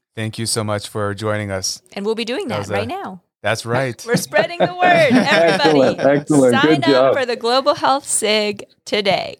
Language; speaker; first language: English; native; English